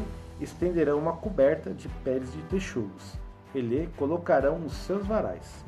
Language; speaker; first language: Portuguese; native; Portuguese